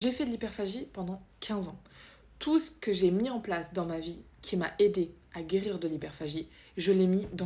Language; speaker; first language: French; native; French